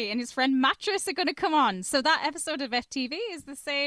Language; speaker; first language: English; native; English